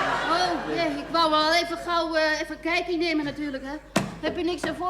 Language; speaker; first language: Dutch; native; Dutch